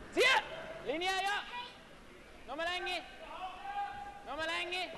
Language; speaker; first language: German; native; German